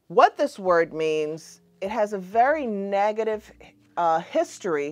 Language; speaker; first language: English; native; English